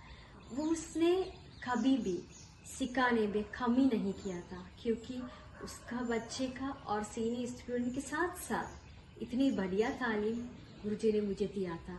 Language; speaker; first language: Hindi; non-native, learner; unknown